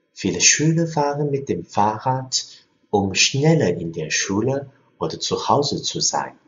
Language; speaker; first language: German; non-native, fluent; Chinese